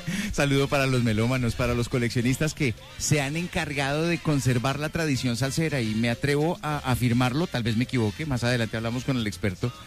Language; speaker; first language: Spanish; native; Spanish